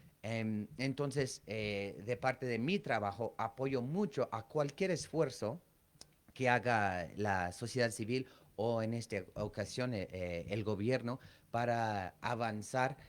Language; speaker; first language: Spanish; non-native, fluent; English